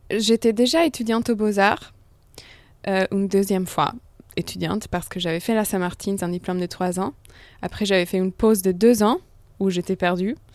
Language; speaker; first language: French; non-native, fluent; Italian